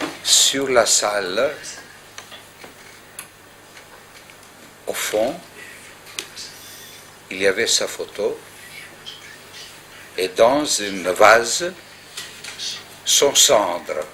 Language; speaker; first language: French; non-native, fluent; Greek